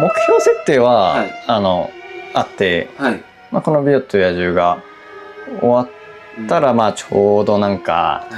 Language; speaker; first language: Japanese; native; Japanese